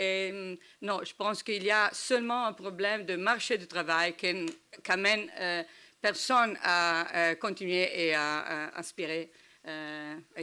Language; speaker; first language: French; non-native, learner; Italian